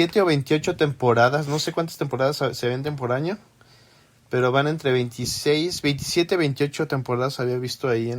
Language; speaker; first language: Spanish; native; Spanish